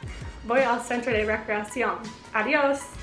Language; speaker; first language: Spanish; non-native, learner; English